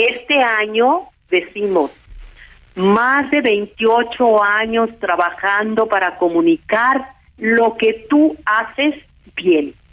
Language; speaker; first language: Spanish; native; Spanish